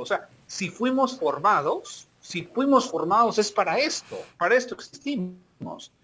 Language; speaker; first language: Spanish; native; Spanish